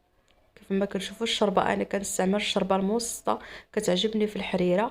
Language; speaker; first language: Arabic; native; Arabic